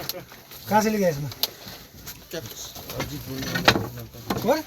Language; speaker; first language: Hindi; non-native, local second language; Khasi